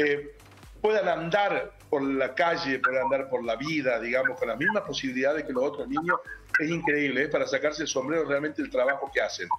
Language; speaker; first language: Spanish; native; Spanish